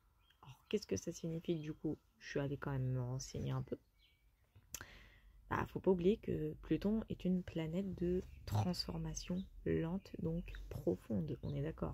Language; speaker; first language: French; native; French